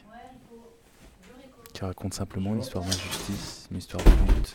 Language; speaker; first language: French; native; French